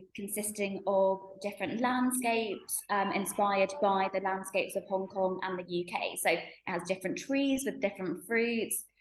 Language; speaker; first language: English; native; English